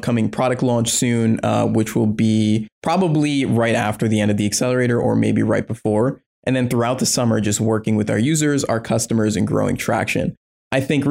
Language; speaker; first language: English; native; English